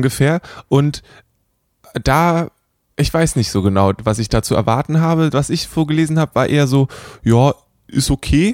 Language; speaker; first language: German; native; German